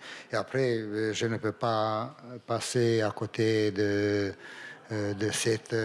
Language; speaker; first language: French; non-native, fluent; Romanian